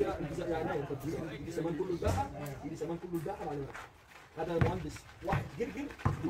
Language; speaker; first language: Arabic; non-native, learner; Filipino